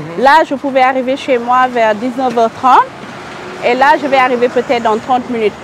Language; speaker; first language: French; non-native, local second language; Wolof